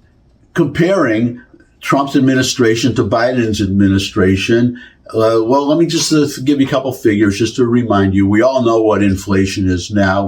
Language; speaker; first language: English; native; English